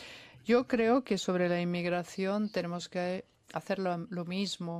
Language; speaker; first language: Spanish; non-native, fluent; Italian